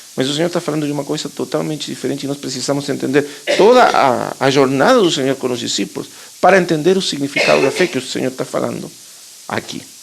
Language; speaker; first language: Portuguese; native; Portuguese